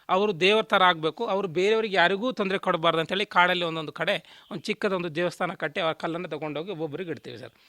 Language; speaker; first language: Kannada; native; Kannada